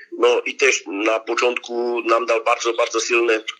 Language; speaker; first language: Polish; non-native, learner; Slovak